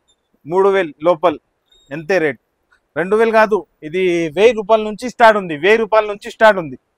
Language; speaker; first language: Telugu; non-native, local second language; Urdu